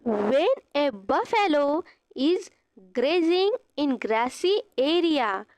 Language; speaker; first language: English; non-native, local second language; Marathi